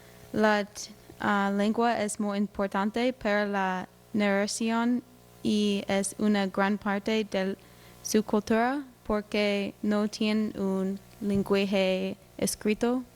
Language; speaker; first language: Spanish; non-native, learner; English